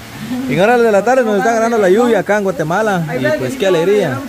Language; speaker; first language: Spanish; native; Spanish